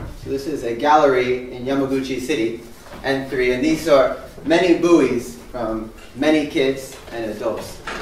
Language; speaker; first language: English; native; English